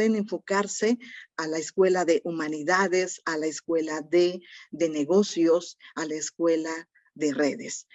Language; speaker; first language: Spanish; native; Spanish